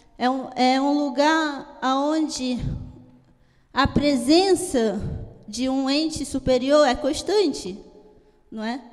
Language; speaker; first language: Portuguese; early bilingual, heritage; Italian